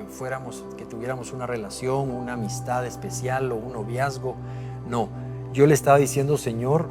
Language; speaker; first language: Spanish; native; Spanish